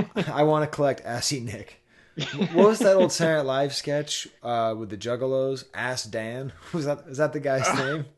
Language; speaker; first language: English; native; English